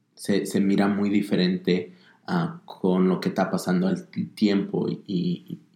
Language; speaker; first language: Spanish; early bilingual, heritage; Spanish